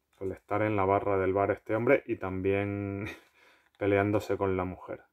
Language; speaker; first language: Spanish; native; Spanish